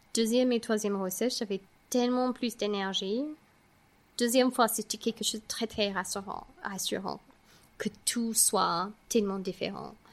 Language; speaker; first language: French; non-native, fluent; English